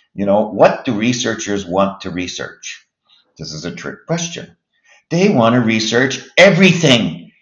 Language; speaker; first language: English; native; English